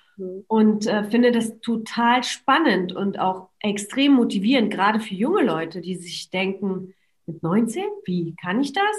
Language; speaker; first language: German; early bilingual, other home language; Polish